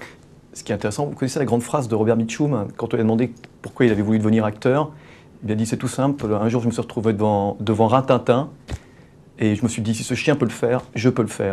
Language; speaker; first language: French; native; French